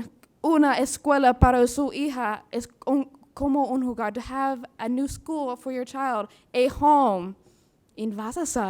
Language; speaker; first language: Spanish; non-native, learner; English